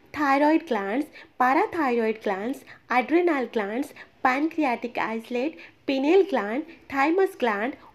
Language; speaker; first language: Hindi; non-native, local second language; Bangla